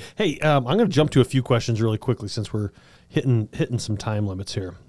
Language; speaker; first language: English; native; English